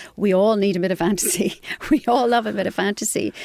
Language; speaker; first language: English; native; English